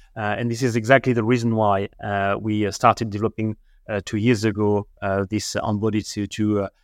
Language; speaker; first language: English; non-native, fluent; French